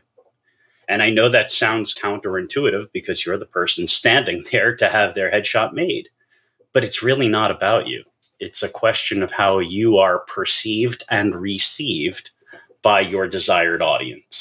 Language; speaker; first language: English; native; English